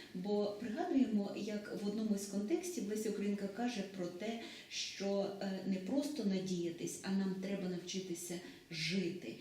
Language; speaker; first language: Ukrainian; native; Ukrainian